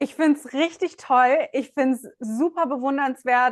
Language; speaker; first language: German; native; German